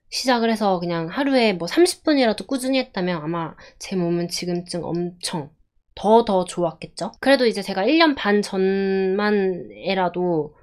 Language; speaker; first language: Korean; native; Korean